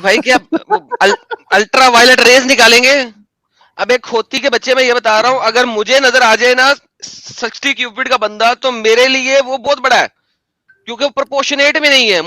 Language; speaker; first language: Hindi; native; Hindi